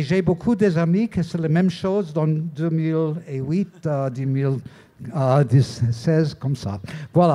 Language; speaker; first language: French; non-native, learner; English